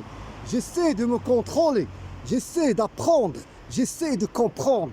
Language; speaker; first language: French; non-native, local second language; Arabic